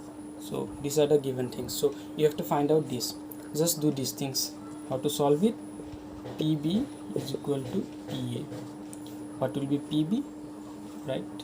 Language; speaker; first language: English; non-native, local second language; Hindi